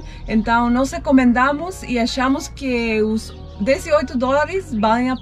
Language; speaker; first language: Portuguese; non-native, fluent; Spanish